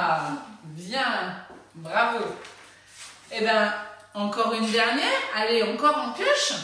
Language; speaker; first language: French; native; French